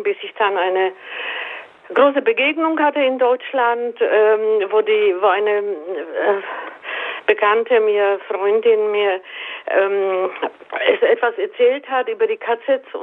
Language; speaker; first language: German; native; German